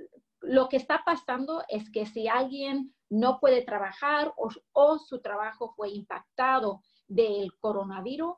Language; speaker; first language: Spanish; early bilingual, heritage; English